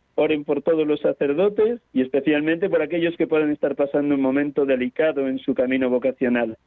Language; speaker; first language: Spanish; native; Spanish